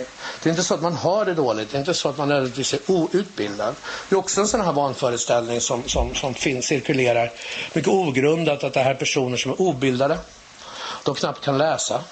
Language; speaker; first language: Swedish; native; Swedish